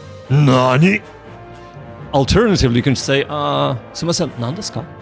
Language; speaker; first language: Japanese; non-native, learner; English